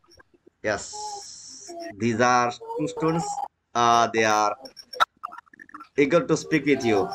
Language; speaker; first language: English; non-native, learner; Marathi